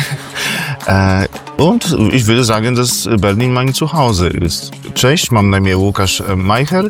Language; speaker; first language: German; non-native, fluent; Polish